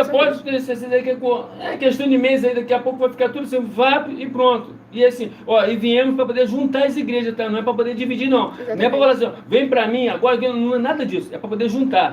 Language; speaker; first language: Portuguese; native; Portuguese